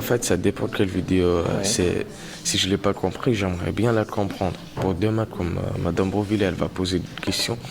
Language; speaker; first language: French; non-native, learner; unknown